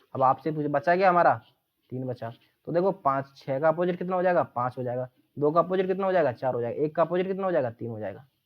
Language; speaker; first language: Hindi; native; Hindi